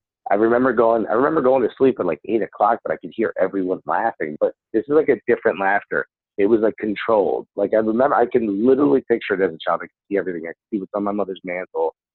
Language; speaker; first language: English; early bilingual, other home language; Spanish